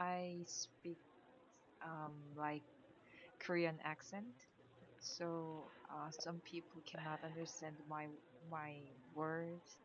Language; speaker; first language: English; non-native, learner; Korean